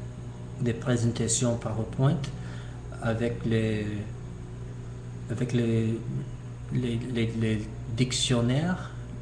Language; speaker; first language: French; non-native, learner; English